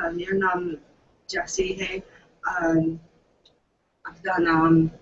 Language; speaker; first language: Hindi; non-native, learner; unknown